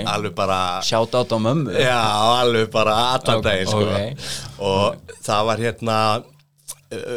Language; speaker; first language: Icelandic; native; Icelandic